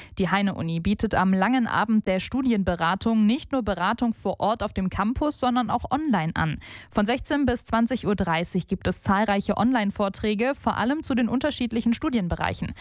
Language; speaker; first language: German; native; German